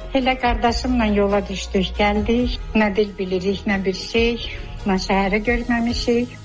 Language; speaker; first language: Azerbaijani; non-native, fluent; Georgian